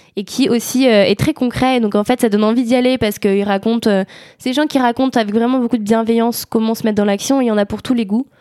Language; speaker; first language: French; native; French